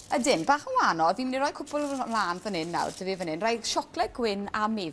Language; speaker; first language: Welsh; native; Welsh